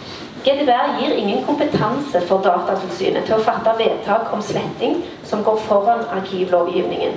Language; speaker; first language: Norwegian; native; Norwegian